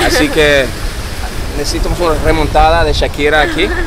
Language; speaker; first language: Spanish; non-native, fluent; English